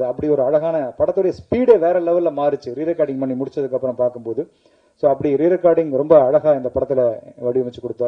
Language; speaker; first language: Tamil; native; Tamil